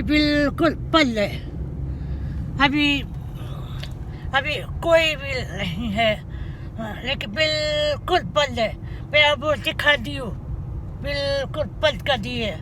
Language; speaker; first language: Hindi; non-native, learner; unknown